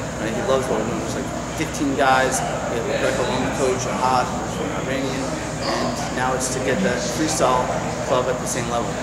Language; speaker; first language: English; native; English